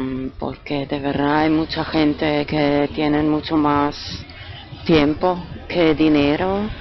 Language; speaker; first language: Spanish; non-native, learner; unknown